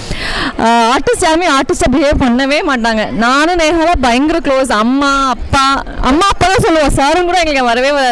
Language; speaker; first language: Tamil; non-native, fluent; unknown